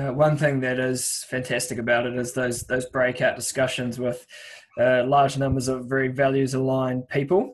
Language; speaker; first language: English; native; English